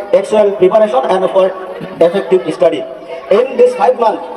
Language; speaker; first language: English; non-native, local second language; Assamese